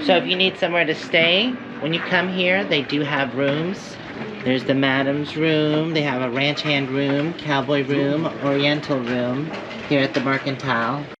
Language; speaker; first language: English; native; English